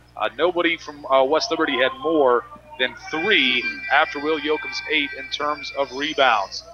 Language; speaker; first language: English; native; English